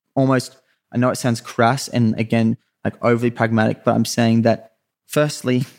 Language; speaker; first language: English; native; English